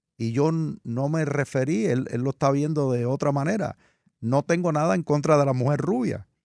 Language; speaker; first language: Spanish; native; Spanish